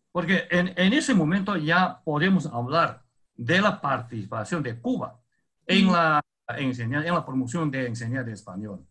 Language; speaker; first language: Spanish; non-native, fluent; Chinese